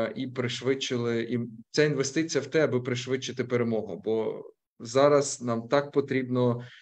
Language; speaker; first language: Ukrainian; native; Ukrainian